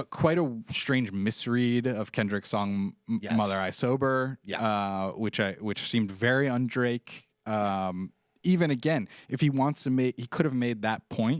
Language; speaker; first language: English; native; English